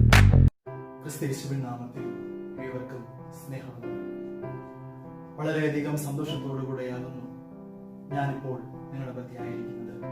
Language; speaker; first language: Malayalam; native; Malayalam